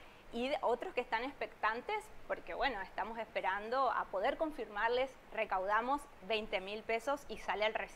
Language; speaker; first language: Spanish; native; Spanish